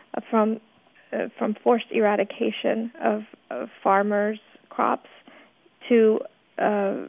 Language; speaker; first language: English; early bilingual, other home language; Persian